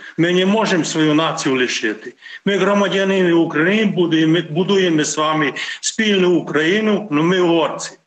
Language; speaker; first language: Ukrainian; non-native, local second language; Hungarian